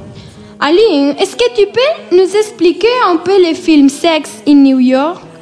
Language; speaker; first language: French; non-native, learner; Spanish